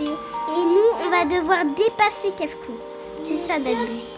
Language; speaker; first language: French; native; French